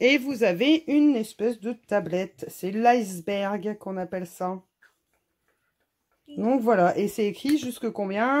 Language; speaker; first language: French; native; French